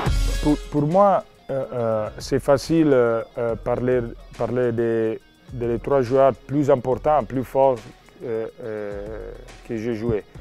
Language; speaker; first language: French; non-native, learner; Italian